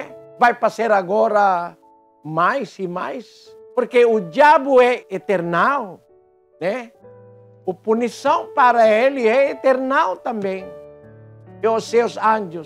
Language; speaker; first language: Portuguese; non-native, fluent; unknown